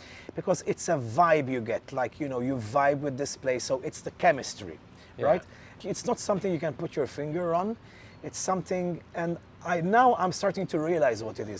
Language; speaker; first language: English; non-native, local second language; Maltese